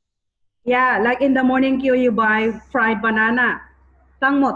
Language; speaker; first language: English; non-native, fluent; Thai